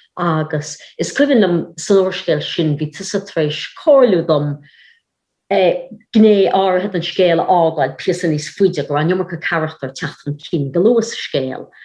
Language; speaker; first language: Irish; native; Irish